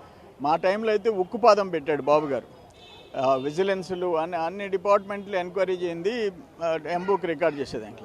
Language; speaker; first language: Telugu; native; Telugu